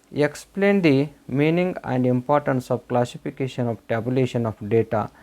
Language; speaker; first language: English; non-native, local second language; Kannada